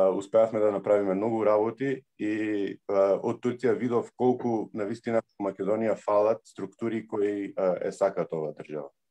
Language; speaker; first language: Macedonian; early bilingual, heritage; Macedonian